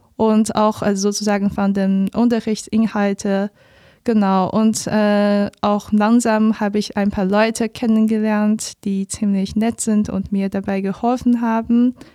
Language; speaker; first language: German; non-native, fluent; Chinese